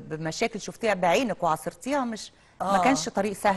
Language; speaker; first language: Arabic; native; Arabic